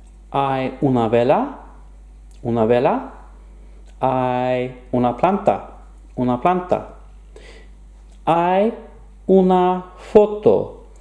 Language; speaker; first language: Spanish; non-native, fluent; English